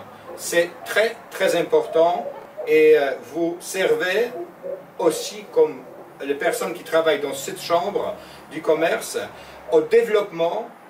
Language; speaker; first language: French; non-native, fluent; Polish